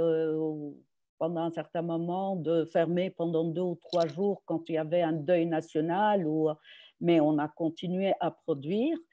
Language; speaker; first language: French; non-native, local second language; Arabic